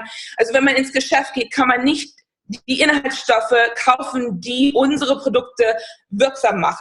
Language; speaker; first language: German; non-native, fluent; English